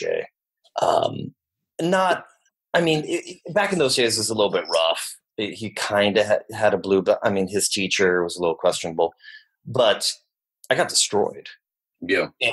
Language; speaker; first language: English; native; English